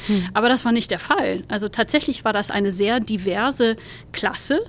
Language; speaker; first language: German; non-native, fluent; English